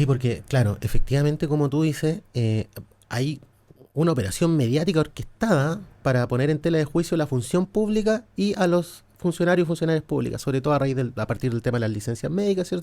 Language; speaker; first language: Spanish; native; Spanish